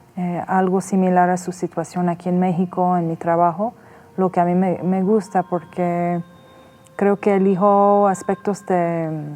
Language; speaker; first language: Spanish; non-native, fluent; Persian